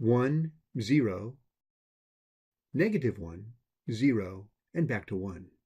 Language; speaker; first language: English; native; English